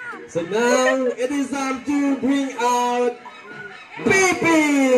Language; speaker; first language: English; non-native, fluent; Indonesian